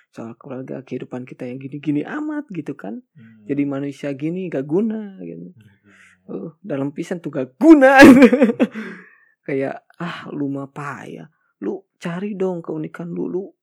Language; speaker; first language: Indonesian; native; Indonesian